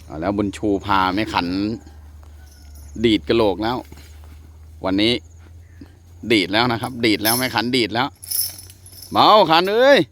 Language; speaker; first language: Thai; native; Thai